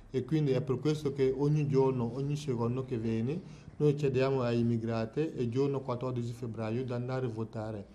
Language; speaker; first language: Italian; non-native, fluent; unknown